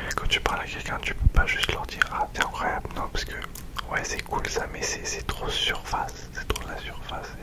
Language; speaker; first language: French; early bilingual, heritage; French